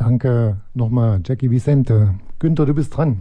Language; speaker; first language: German; native; German